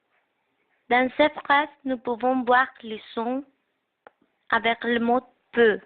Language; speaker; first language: French; non-native, learner; Spanish